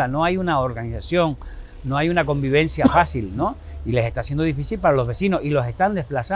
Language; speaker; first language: Spanish; native; Spanish